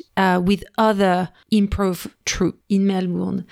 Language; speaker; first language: English; non-native, fluent; French